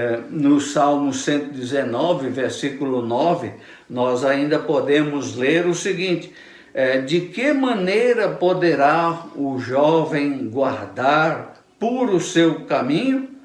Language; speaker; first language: Portuguese; native; Portuguese